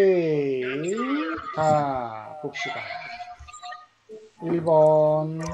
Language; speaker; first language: Korean; native; Korean